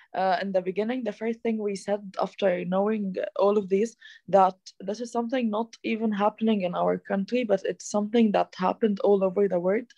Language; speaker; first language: English; non-native, fluent; Arabic